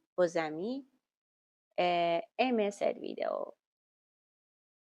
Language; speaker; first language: French; non-native, learner; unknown